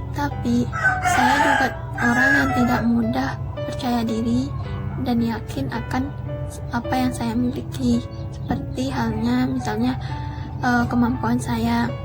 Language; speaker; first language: Indonesian; non-native, local second language; Sasak